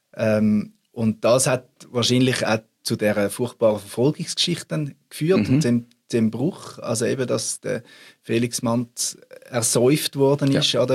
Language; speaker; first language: German; native; German